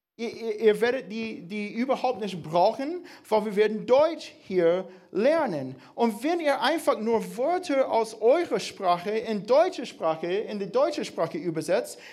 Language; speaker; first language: German; non-native, fluent; English